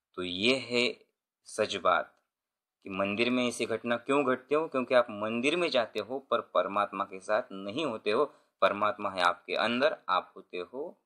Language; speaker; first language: Hindi; non-native, local second language; Marathi